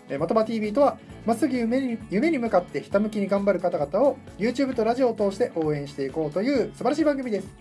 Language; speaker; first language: Japanese; native; Japanese